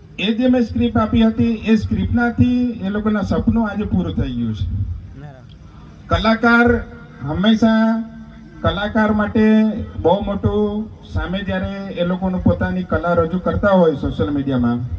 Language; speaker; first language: Gujarati; non-native, local second language; Bhili